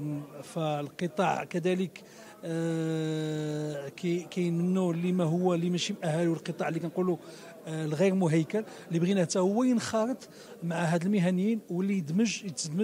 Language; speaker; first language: Arabic; native; Arabic